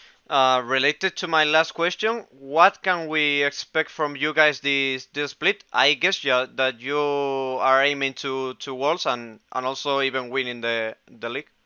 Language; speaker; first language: English; non-native, fluent; Spanish